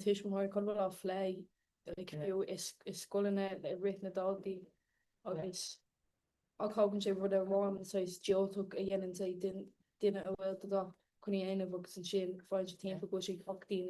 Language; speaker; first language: Irish; non-native, learner; Armenian